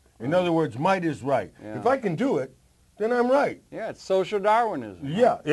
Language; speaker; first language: English; native; English